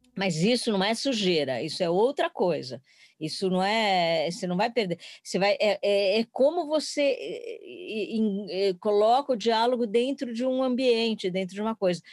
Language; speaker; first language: Portuguese; native; Portuguese